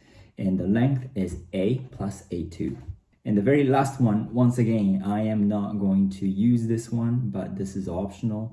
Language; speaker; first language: English; non-native, fluent; Japanese